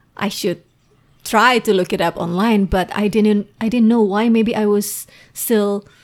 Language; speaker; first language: English; non-native, fluent; Indonesian